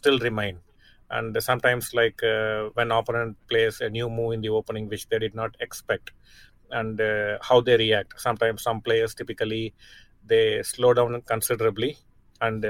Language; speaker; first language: English; non-native, local second language; Tamil